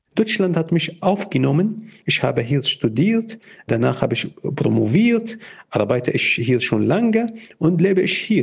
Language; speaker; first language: German; non-native, fluent; Arabic